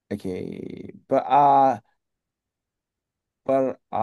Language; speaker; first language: Indonesian; non-native, learner; English